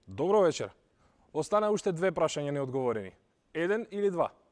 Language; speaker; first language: Macedonian; native; Macedonian